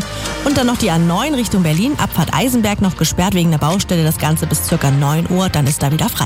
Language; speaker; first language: German; native; German